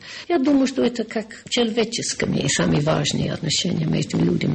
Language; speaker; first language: Russian; non-native, learner; English